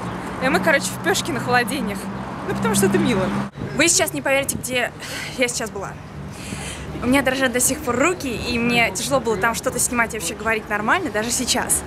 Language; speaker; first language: Russian; native; Russian